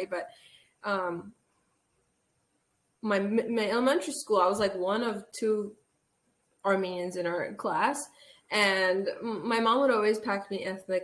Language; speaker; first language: English; early bilingual, other home language; Armenian